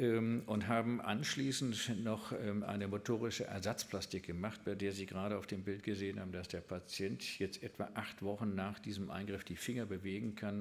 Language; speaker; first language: German; native; German